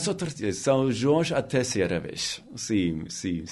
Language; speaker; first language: Portuguese; non-native, learner; German